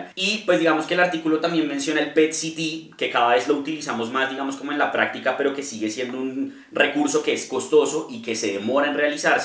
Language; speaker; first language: Spanish; native; Spanish